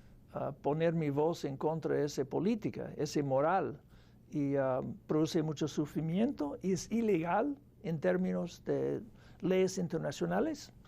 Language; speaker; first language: Spanish; non-native, fluent; English